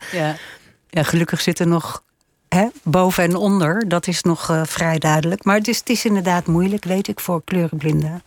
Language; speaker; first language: Dutch; native; Dutch